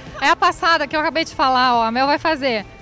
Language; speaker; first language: Portuguese; native; Portuguese